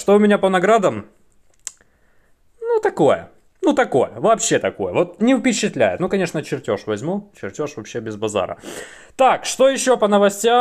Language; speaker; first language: Russian; native; Russian